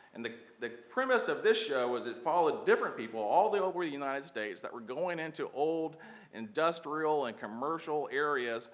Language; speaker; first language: English; native; English